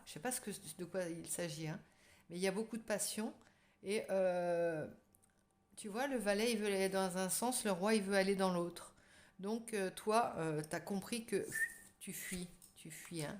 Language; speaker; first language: French; native; French